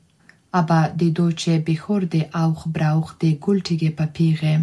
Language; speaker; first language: German; non-native, fluent; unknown